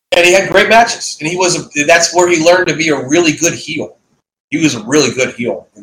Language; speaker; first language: English; native; English